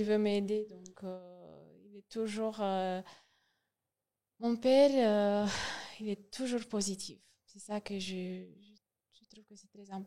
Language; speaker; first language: French; non-native, learner; Romanian